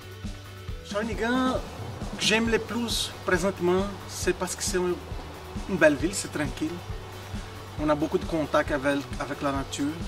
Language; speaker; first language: French; non-native, fluent; Portuguese